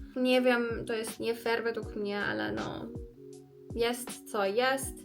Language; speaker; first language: Polish; non-native, learner; Persian